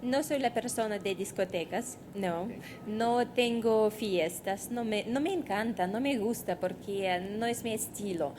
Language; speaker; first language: Spanish; non-native, fluent; Russian